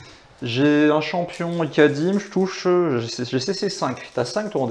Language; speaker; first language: French; native; French